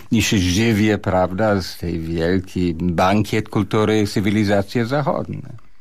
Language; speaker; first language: Polish; non-native, fluent; English